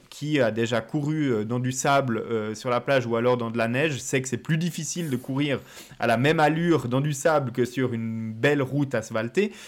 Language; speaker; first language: French; native; French